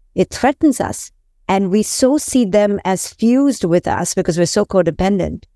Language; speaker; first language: English; non-native, local second language; Hindi